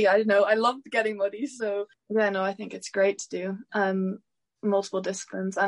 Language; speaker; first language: English; native; English